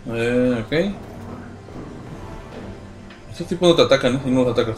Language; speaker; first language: Spanish; native; Spanish